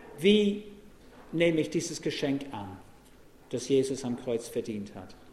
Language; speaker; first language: German; non-native, fluent; English